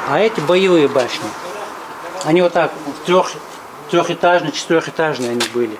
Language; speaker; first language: Russian; non-native, local second language; Ingush